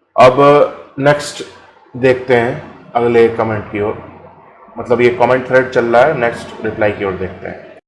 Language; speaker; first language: Hindi; native; Hindi